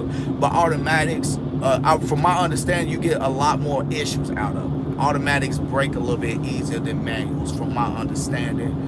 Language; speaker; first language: English; native; English